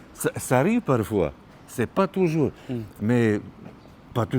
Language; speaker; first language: French; non-native, learner; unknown